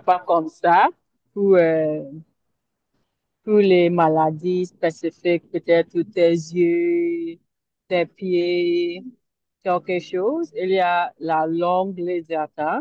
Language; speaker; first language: French; non-native, learner; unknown